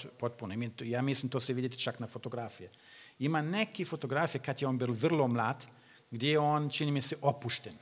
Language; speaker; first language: Serbian; non-native, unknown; German